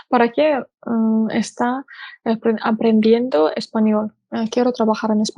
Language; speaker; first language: Spanish; non-native, learner; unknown